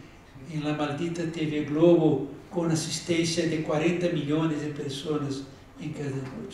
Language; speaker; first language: Spanish; non-native, fluent; Portuguese